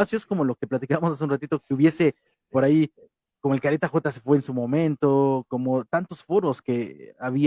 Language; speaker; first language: Spanish; native; Spanish